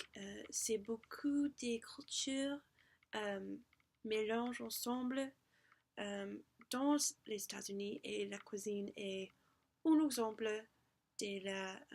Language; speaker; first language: French; non-native, learner; English